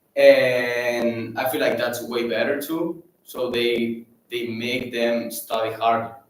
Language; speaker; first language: English; non-native, fluent; Catalan